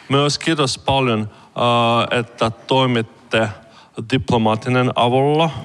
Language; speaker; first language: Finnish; non-native, learner; Ukrainian